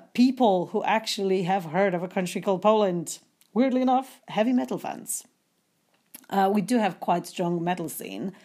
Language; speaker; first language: English; non-native, fluent; Polish